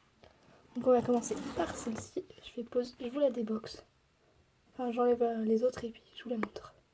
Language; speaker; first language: French; native; French